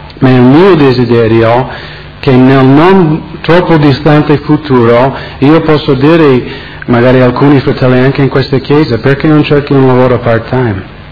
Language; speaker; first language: Italian; non-native, fluent; English